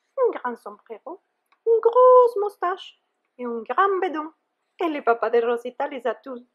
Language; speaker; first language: French; non-native, fluent; Spanish